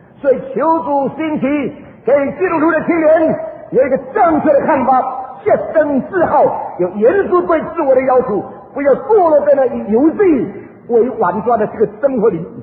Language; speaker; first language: Chinese; early bilingual, heritage; Chinese